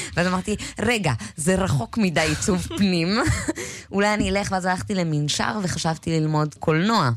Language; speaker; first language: Hebrew; native; Hebrew